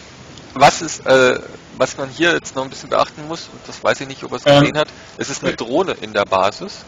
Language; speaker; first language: German; native; German